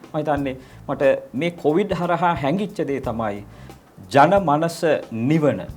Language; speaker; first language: Sinhala; non-native, local second language; Tamil